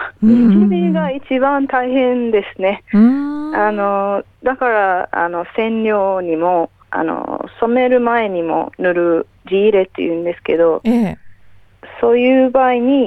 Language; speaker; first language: Japanese; non-native, fluent; English